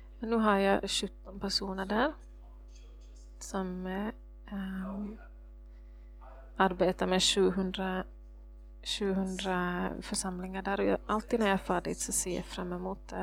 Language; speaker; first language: Swedish; non-native, fluent; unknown